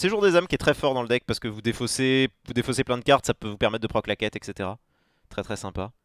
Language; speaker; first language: French; native; French